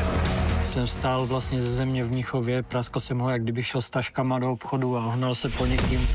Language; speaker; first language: Czech; native; Czech